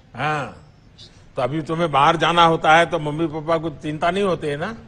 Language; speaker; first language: Hindi; non-native, local second language; Gujarati